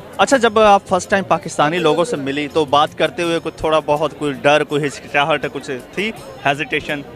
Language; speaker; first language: Urdu; non-native, local second language; Punjabi